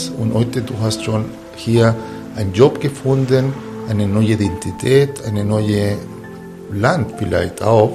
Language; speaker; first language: German; non-native, learner; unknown